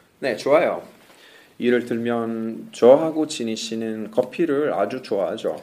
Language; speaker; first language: Korean; non-native, fluent; English